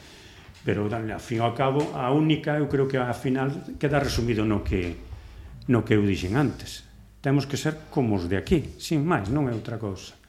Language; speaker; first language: Galician; non-native, local second language; Spanish